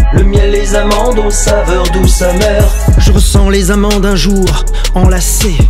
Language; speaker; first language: French; native; French